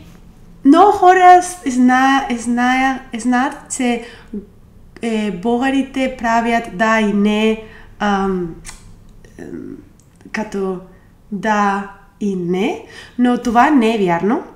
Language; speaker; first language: Bulgarian; non-native, learner; Spanish